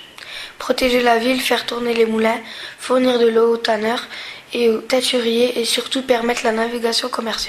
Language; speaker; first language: French; native; French